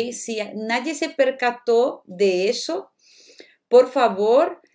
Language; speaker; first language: Spanish; non-native, fluent; Portuguese